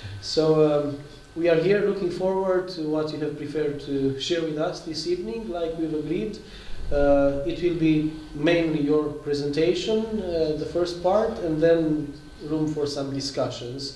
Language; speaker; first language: English; non-native, fluent; Romanian